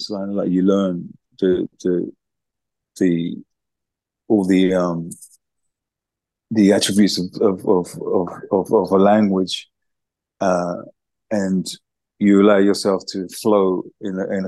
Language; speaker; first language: English; native; English